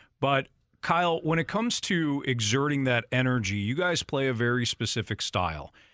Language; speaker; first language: English; native; English